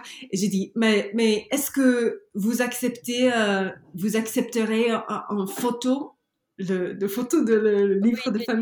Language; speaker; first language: French; non-native, learner; English